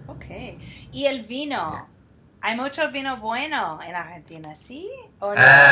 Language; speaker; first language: Spanish; non-native, fluent; English